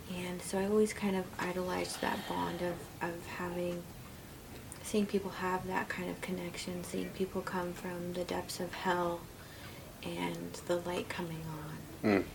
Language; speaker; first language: English; native; English